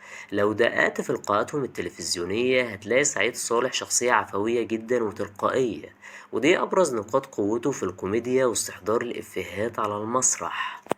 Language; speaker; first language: Arabic; native; Arabic